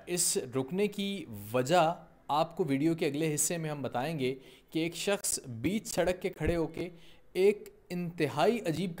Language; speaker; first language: Urdu; non-native, local second language; Punjabi